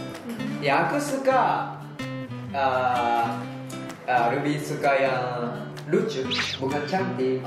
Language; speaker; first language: Indonesian; non-native, learner; Japanese